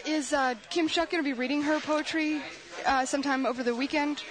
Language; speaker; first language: English; native; English